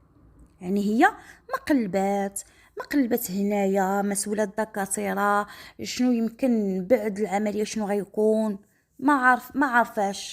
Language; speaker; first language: Arabic; native; Arabic